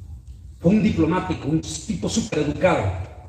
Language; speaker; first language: Spanish; native; Spanish